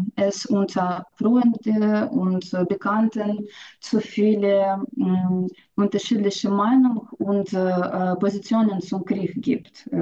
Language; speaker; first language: German; non-native, learner; Ukrainian